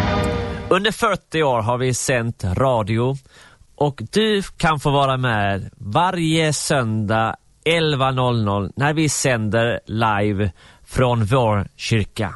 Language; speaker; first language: Swedish; native; Swedish